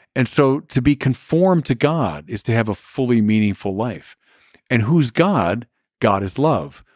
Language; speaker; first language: English; native; English